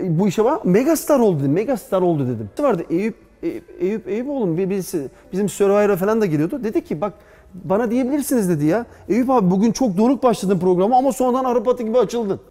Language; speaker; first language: Turkish; early bilingual, heritage; Turkish